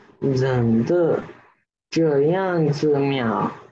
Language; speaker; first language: Chinese; non-native, learner; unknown